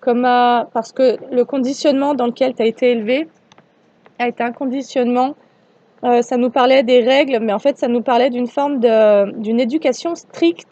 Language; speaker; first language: French; native; French